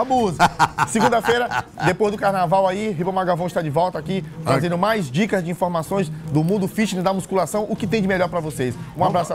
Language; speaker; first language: Portuguese; native; Portuguese